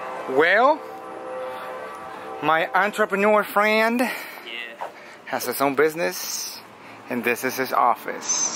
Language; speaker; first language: English; early bilingual, other home language; Spanish